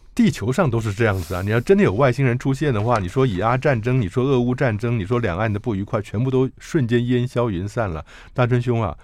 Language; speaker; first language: Chinese; native; Chinese